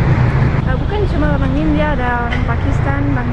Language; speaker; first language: Indonesian; non-native, learner; English